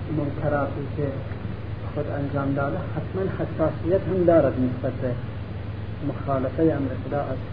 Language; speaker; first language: Persian; non-native, local second language; Central Kurdish